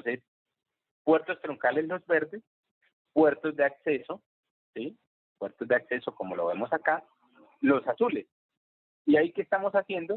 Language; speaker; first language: Spanish; native; Spanish